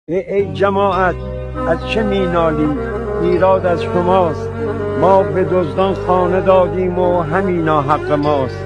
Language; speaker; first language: Persian; native; Persian